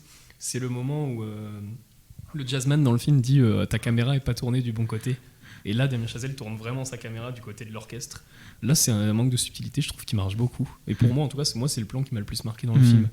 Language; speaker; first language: French; native; French